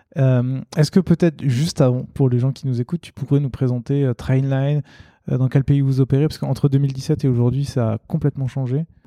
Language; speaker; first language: French; native; French